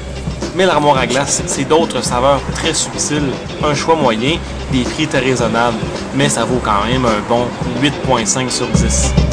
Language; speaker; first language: French; native; French